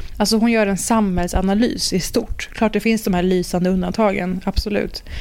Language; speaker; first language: Swedish; early bilingual, other home language; Persian